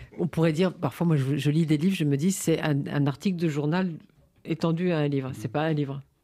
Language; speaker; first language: French; native; French